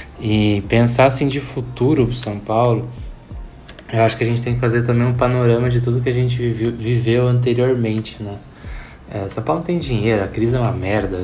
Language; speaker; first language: Portuguese; native; Portuguese